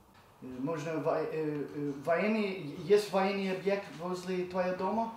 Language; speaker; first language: Russian; non-native, learner; English